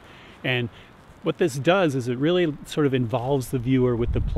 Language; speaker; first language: English; native; English